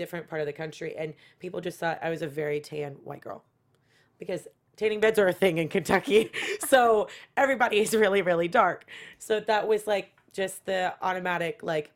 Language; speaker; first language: English; native; English